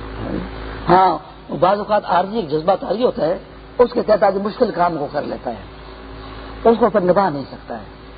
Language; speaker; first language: Urdu; non-native, local second language; Pashto